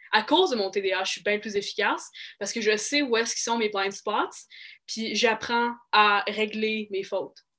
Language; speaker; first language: French; native; French